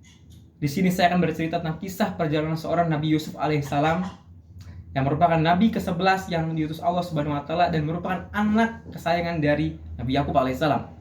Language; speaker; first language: Indonesian; native; Indonesian